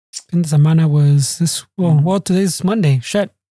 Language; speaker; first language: English; early bilingual, other home language; Spanish